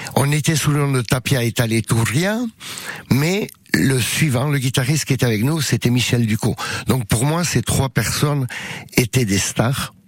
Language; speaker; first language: French; native; French